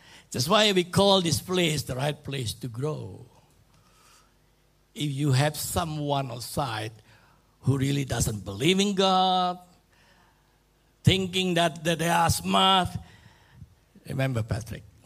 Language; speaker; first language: English; non-native, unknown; Indonesian